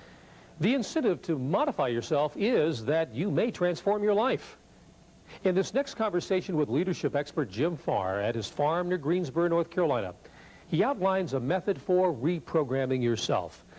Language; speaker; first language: English; native; English